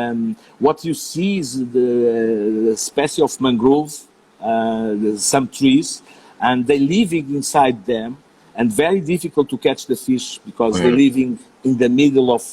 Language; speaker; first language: English; non-native, learner; Portuguese